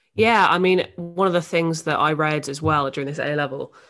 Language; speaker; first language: English; native; English